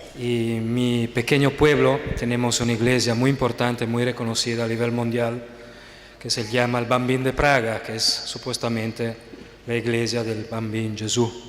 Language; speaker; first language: Spanish; non-native, fluent; Italian